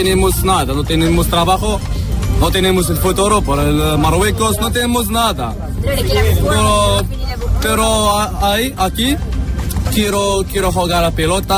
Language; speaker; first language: Spanish; non-native, learner; Arabic